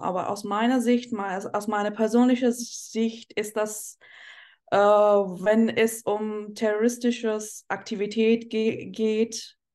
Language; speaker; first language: German; non-native, fluent; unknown